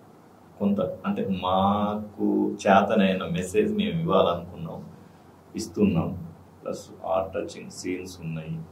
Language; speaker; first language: Telugu; native; Telugu